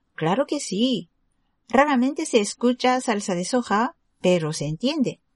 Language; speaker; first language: Spanish; non-native, fluent; Japanese